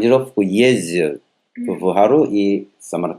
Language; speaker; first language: Russian; non-native, learner; Korean